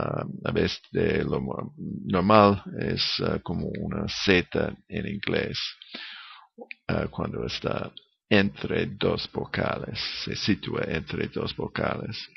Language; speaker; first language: Spanish; non-native, learner; English